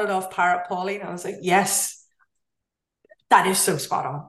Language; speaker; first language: English; native; English